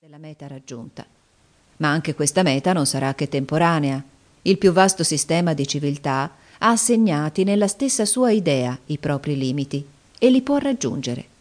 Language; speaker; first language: Italian; native; Italian